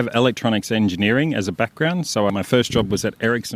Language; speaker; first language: English; native; English